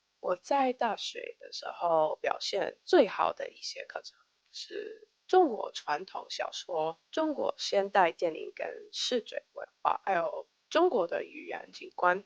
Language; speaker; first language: Chinese; non-native, fluent; English